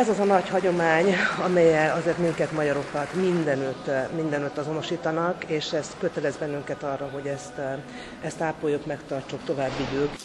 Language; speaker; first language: Hungarian; native; Hungarian